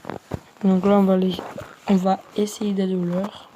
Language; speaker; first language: French; native; French